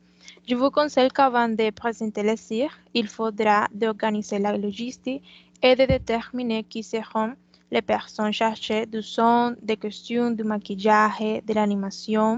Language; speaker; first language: French; non-native, learner; Spanish